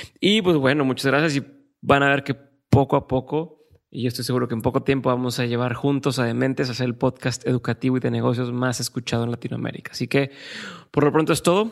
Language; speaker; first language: Spanish; native; Spanish